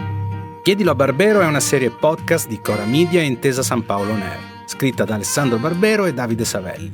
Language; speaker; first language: Italian; native; Italian